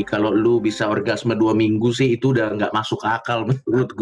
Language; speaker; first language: Indonesian; native; Indonesian